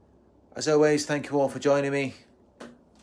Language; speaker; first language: English; native; English